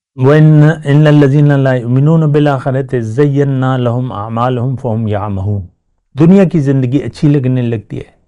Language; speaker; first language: Urdu; non-native, local second language; Pashto